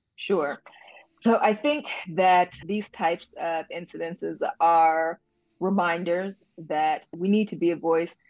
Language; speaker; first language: English; native; English